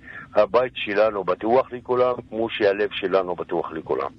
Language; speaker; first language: Hebrew; non-native, local second language; Arabic